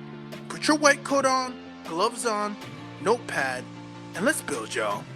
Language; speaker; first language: English; native; English